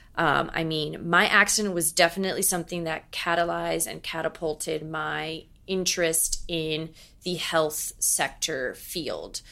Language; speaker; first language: English; native; English